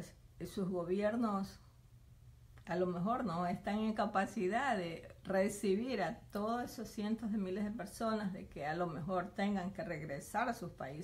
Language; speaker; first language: Spanish; native; Spanish